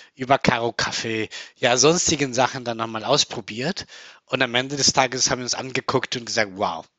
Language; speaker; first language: German; non-native, fluent; Spanish